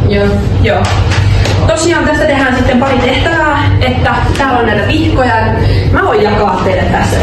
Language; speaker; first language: Finnish; native; Finnish